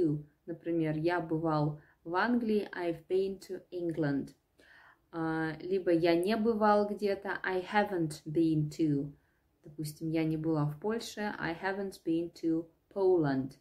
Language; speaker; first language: Russian; native; Russian